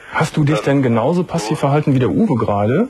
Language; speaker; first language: German; native; German